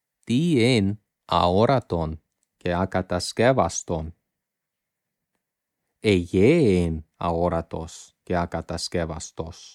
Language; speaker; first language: Greek; non-native, fluent; English